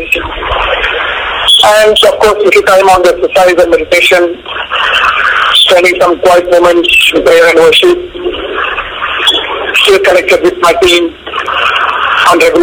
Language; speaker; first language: English; non-native, local second language; Tamil